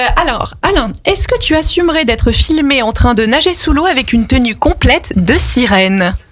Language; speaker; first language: French; native; French